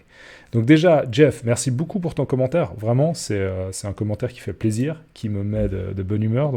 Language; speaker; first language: French; native; French